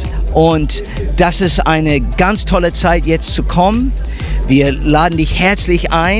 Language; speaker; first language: German; early bilingual, heritage; English